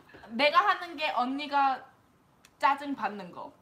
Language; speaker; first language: Korean; early bilingual, heritage; Korean